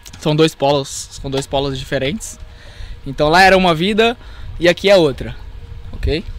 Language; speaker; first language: Portuguese; native; Portuguese